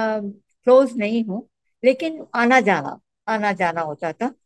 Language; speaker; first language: Hindi; non-native, local second language; Tamil